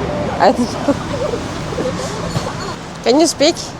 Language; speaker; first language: English; non-native, learner; French